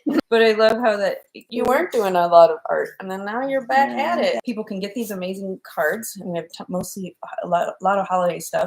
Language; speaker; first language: English; native; English